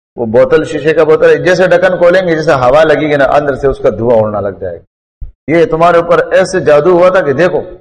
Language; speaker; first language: Urdu; non-native, local second language; Pashto